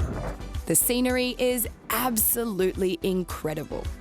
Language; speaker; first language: English; native; English